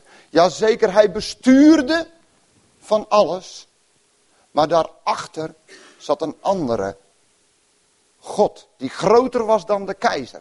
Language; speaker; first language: Dutch; native; Dutch